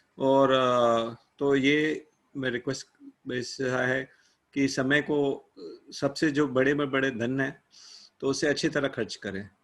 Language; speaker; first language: Hindi; native; Hindi